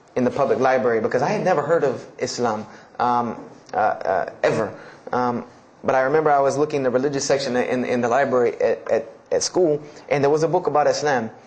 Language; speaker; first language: English; native; English